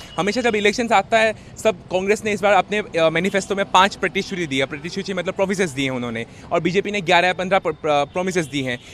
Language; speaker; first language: Hindi; non-native, local second language; Assamese